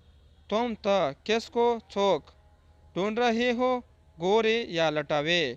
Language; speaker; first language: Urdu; non-native, fluent; Pashto